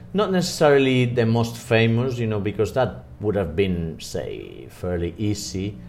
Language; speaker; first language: English; non-native, fluent; Spanish